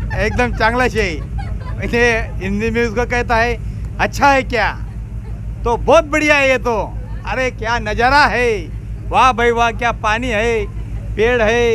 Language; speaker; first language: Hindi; non-native, local second language; Marathi